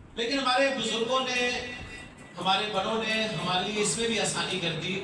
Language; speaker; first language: Urdu; non-native, local second language; Punjabi